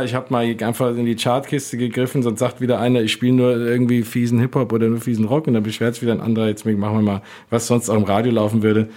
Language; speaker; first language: German; native; German